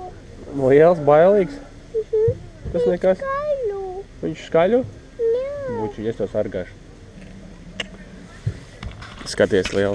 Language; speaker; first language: Latvian; native; Latvian